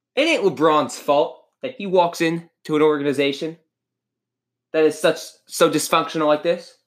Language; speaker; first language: English; native; English